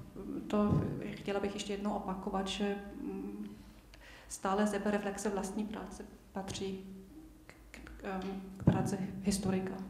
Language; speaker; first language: Czech; non-native, fluent; German